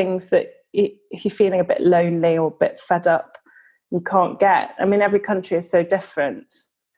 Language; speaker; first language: English; native; English